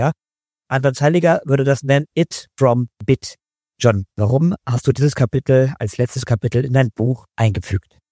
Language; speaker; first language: German; native; German